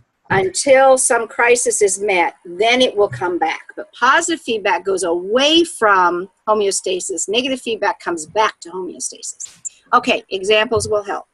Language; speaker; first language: English; native; English